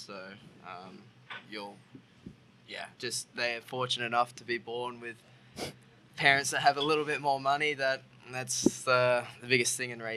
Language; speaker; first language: English; native; English